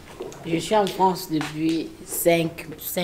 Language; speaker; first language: French; non-native, learner; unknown